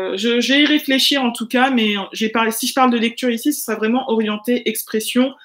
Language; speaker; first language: French; native; French